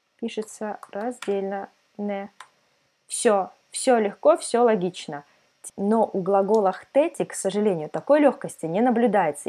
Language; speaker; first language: Russian; non-native, fluent; Serbian